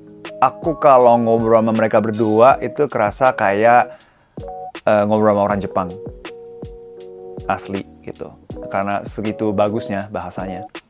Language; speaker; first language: Indonesian; non-native, fluent; Japanese